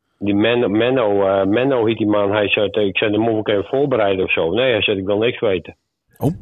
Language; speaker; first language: Dutch; native; Dutch